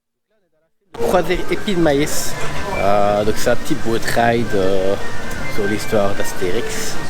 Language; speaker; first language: French; native; French